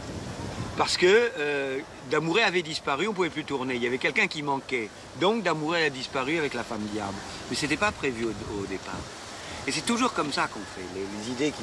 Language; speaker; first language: French; native; French